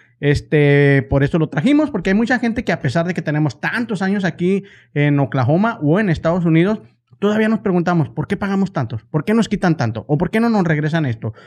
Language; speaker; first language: Spanish; native; Spanish